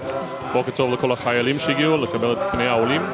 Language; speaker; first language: Hebrew; non-native, fluent; English